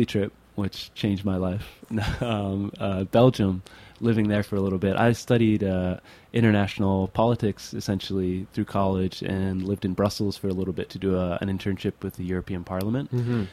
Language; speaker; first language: English; native; English